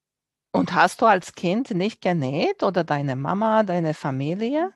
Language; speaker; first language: German; non-native, fluent; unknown